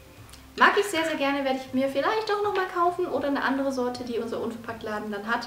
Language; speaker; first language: German; native; German